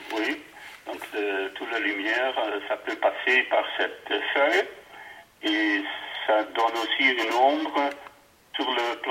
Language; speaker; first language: French; non-native, learner; Dutch